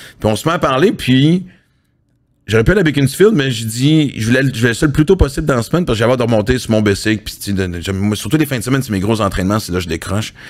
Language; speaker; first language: French; native; French